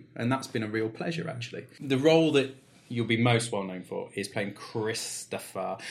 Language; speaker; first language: English; native; English